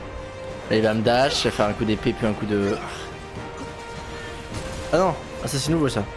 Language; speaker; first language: French; native; French